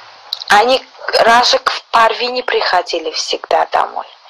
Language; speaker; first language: Russian; non-native, local second language; Uzbek